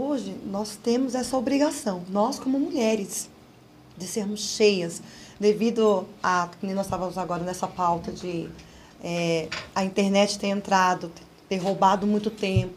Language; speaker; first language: Portuguese; native; Portuguese